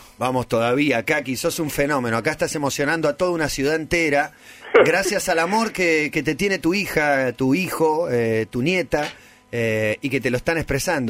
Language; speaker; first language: Spanish; native; Spanish